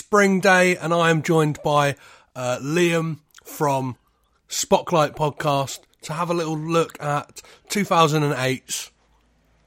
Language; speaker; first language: English; native; English